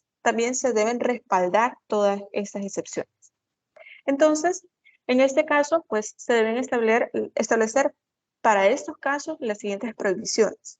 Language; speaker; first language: Spanish; native; Spanish